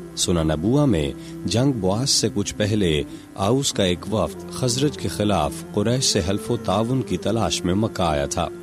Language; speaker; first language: Urdu; non-native, local second language; Punjabi